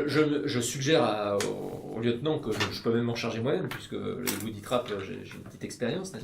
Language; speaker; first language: French; native; French